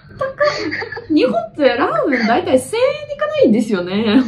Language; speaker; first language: Japanese; native; Japanese